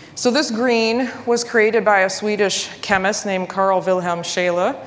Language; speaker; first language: English; native; English